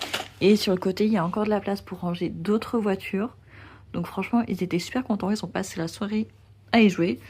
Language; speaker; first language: French; native; French